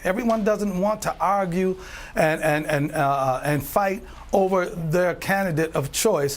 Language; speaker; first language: English; native; English